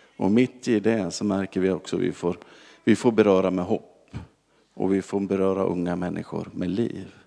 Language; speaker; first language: Swedish; native; Swedish